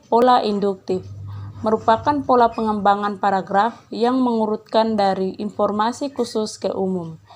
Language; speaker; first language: Indonesian; native; Indonesian